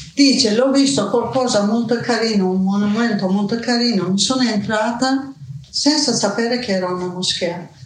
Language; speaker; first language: Italian; non-native, fluent; Persian